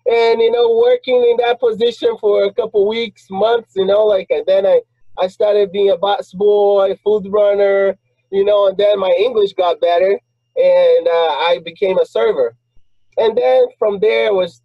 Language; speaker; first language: English; non-native, fluent; Portuguese